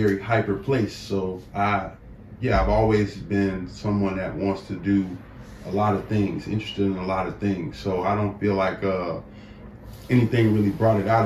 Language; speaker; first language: English; native; English